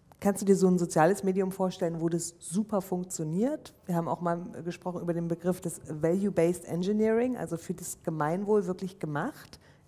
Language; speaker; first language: German; native; German